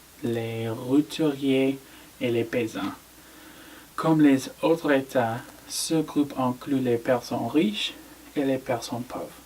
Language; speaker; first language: French; non-native, learner; English